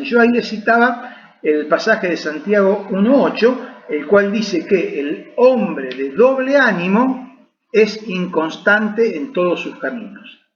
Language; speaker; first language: Spanish; native; Spanish